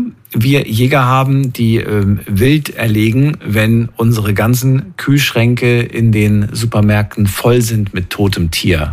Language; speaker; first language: German; native; German